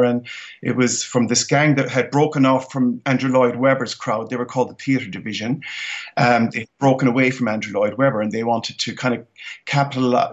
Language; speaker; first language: English; native; English